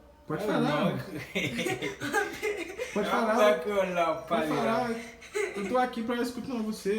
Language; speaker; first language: Portuguese; non-native, learner; Haitian Creole